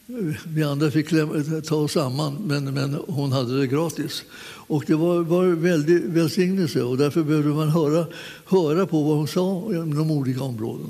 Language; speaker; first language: Swedish; native; Swedish